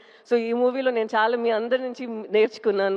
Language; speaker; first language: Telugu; non-native, fluent; Tamil